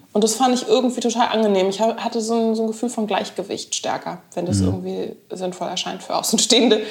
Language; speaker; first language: German; native; German